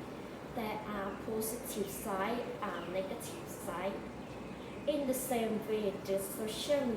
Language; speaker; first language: English; non-native, learner; Thai